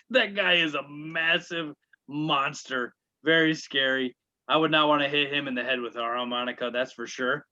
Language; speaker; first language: English; native; English